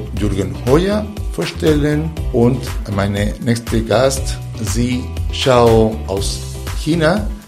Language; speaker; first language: German; non-native, fluent; Spanish